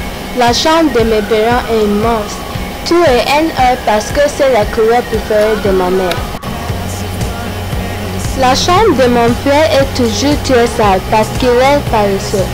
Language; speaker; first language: French; non-native, learner; English